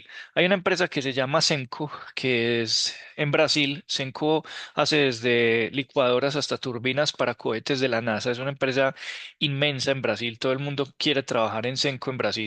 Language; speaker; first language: Spanish; native; Spanish